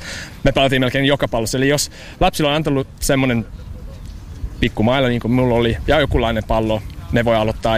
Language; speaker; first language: Finnish; non-native, fluent; English